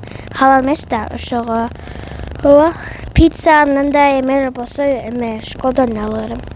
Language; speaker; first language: Kyrgyz; early bilingual, heritage; Kyrgyz